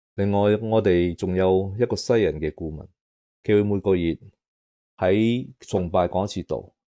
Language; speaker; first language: Cantonese; native; Cantonese